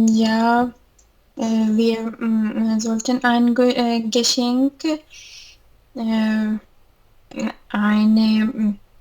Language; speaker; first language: German; non-native, learner; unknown